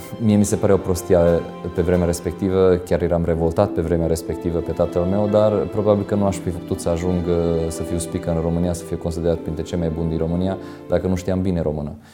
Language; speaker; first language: Romanian; non-native, local second language; Hungarian